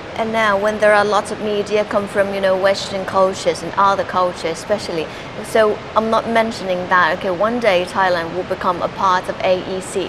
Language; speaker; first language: English; non-native, fluent; Thai